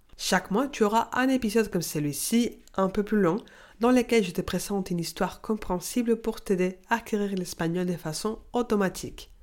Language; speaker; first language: French; non-native, fluent; Spanish